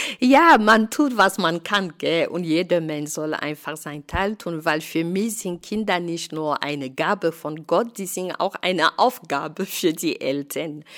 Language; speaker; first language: German; non-native, fluent; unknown